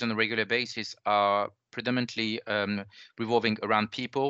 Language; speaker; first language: English; non-native, fluent; French